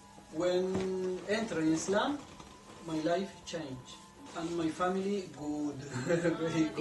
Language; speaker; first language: English; non-native, learner; Spanish